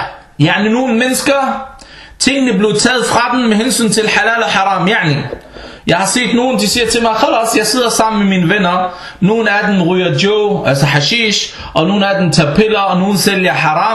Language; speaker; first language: Danish; non-native, fluent; Arabic